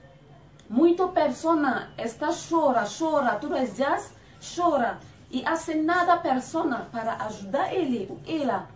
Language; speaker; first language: Spanish; non-native, learner; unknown